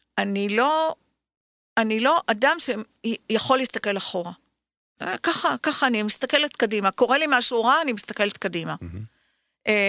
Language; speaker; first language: Hebrew; native; Hebrew